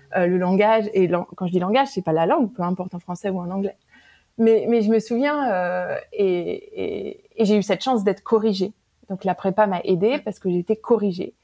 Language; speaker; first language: French; native; French